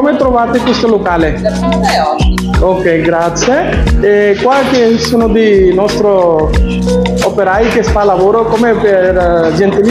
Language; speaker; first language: Italian; non-native, learner; Bangla